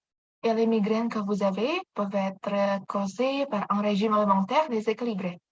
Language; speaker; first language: French; non-native, learner; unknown